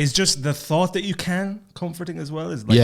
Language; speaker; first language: English; native; English